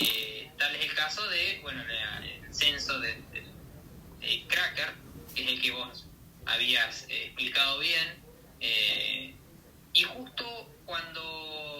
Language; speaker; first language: Spanish; native; Spanish